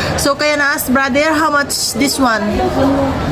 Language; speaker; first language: English; non-native, learner; Filipino